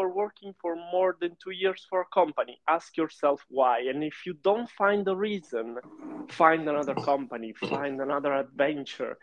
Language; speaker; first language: English; non-native, fluent; Italian